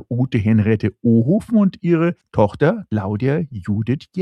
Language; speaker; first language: German; native; German